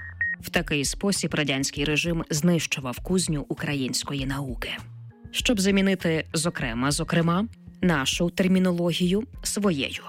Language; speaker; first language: Ukrainian; native; Ukrainian